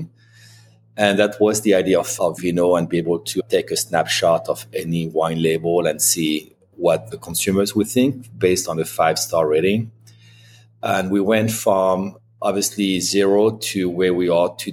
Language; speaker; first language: English; non-native, fluent; French